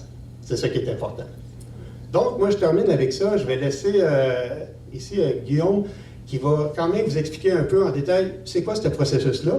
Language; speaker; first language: French; native; French